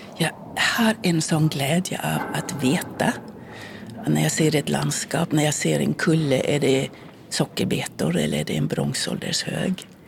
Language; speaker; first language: Swedish; early bilingual, heritage; Swedish